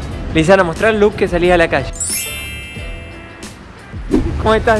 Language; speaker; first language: Spanish; native; Spanish